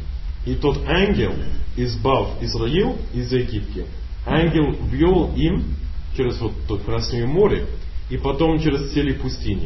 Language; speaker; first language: Russian; non-native, learner; English